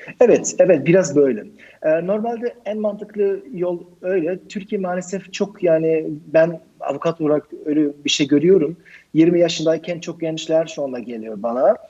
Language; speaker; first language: Turkish; non-native, fluent; German